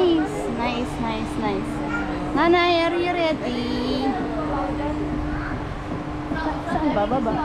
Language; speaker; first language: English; non-native, local second language; Filipino